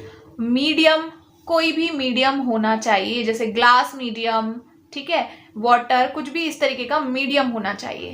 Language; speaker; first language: Hindi; native; Hindi